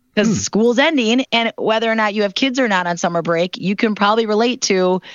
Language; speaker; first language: English; native; English